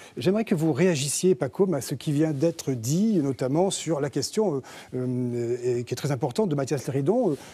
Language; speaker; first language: French; native; French